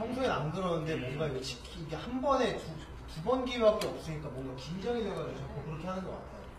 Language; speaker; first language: Korean; native; Korean